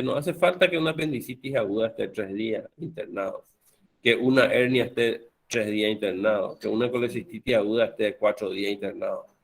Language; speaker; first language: Spanish; native; Spanish